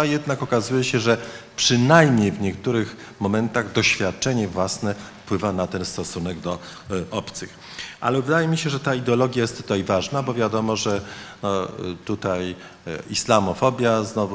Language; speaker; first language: Polish; native; Polish